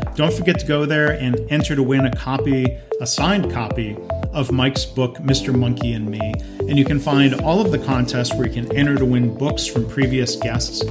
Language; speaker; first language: English; native; English